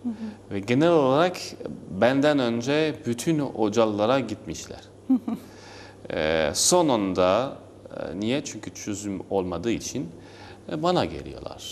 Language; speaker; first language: Turkish; non-native, learner; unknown